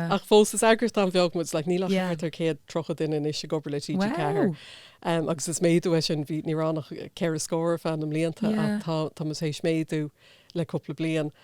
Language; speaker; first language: Irish; non-native, local second language; English